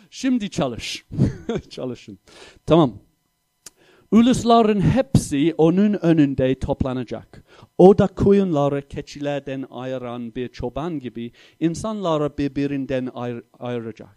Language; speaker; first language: Turkish; non-native, fluent; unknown